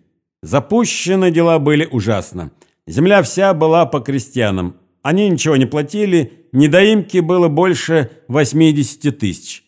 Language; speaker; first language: Russian; native; Russian